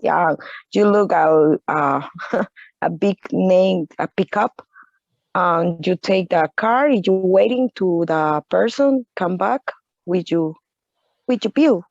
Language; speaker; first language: English; non-native, learner; Spanish